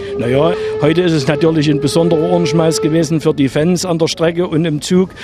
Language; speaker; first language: German; native; German